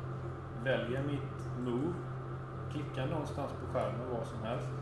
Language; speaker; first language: Swedish; native; Swedish